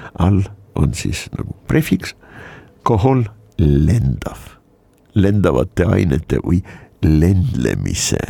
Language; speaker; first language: Estonian; native; Estonian